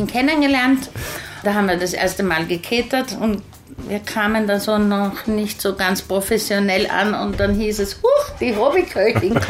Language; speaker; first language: German; early bilingual, heritage; German